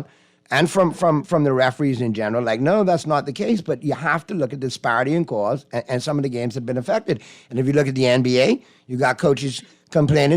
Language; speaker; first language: English; native; English